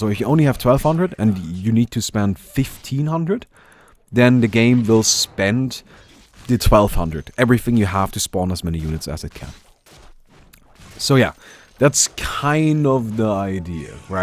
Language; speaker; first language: English; non-native, fluent; German